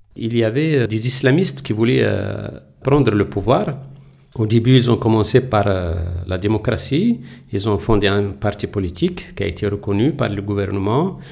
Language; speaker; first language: French; non-native, local second language; Kabyle